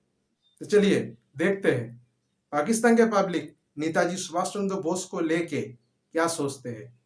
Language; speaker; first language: Hindi; non-native, local second language; Bangla